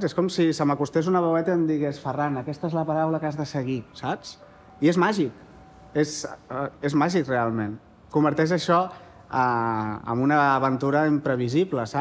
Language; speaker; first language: Catalan; native; Catalan